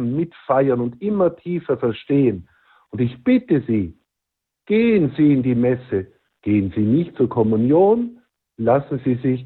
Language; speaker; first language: German; native; German